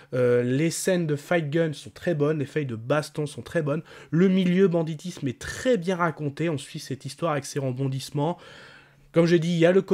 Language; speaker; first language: French; native; French